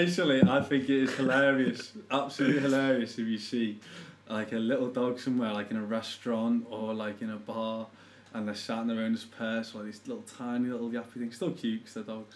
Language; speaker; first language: English; native; English